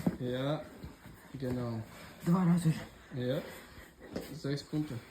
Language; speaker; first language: German; non-native, learner; Ukrainian